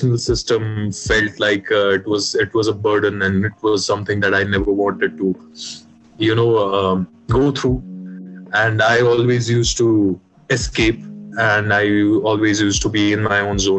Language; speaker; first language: English; non-native, local second language; Kashmiri